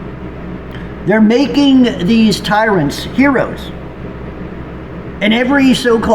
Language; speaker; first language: English; native; English